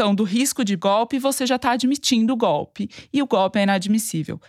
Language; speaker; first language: Portuguese; native; Portuguese